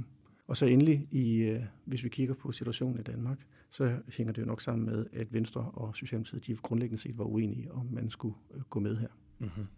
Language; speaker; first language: Danish; native; Danish